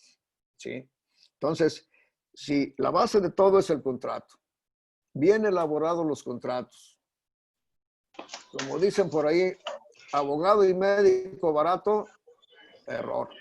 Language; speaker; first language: Spanish; native; Spanish